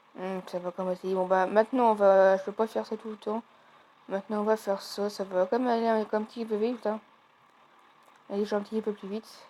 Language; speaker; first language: French; native; French